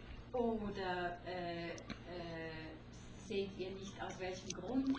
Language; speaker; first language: German; non-native, fluent; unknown